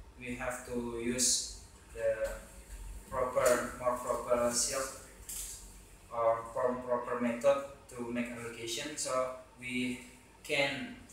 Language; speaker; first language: English; non-native, learner; Indonesian